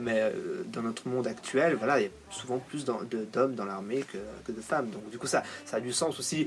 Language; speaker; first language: French; native; French